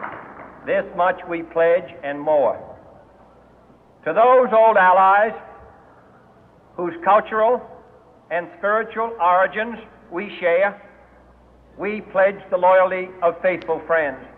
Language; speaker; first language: English; native; English